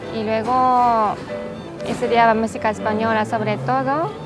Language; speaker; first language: Spanish; non-native, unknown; Japanese